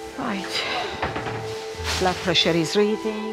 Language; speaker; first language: English; non-native, fluent; Persian